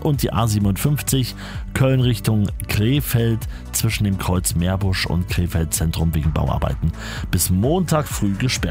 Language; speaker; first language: German; native; German